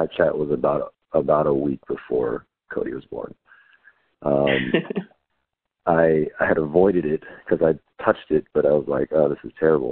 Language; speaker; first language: English; native; English